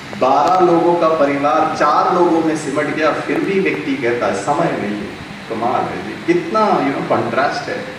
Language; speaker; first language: Hindi; non-native, local second language; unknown